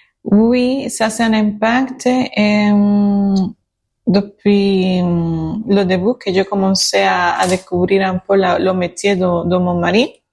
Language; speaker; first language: French; non-native, learner; Spanish